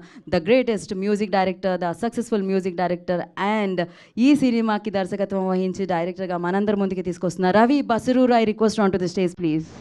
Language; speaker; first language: Telugu; native; Telugu